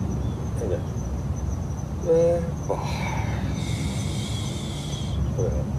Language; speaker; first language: Turkish; non-native, learner; Japanese